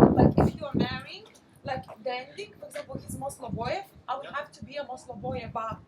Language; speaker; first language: English; non-native, fluent; Lithuanian